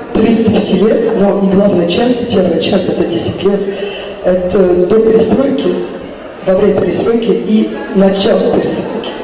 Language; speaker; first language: Russian; non-native, fluent; French